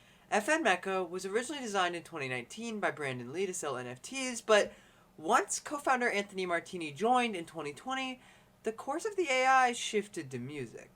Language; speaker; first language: English; native; English